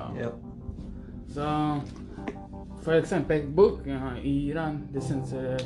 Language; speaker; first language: Norwegian; non-native, learner; Persian